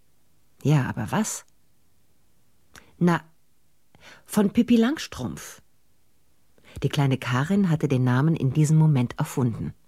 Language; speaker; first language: German; native; German